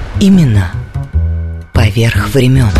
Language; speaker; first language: Russian; non-native, learner; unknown